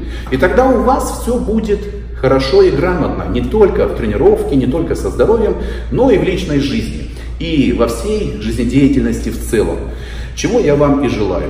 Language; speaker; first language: Russian; native; Russian